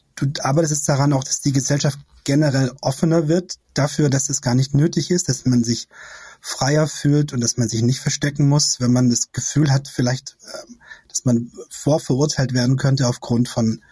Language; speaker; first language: German; native; German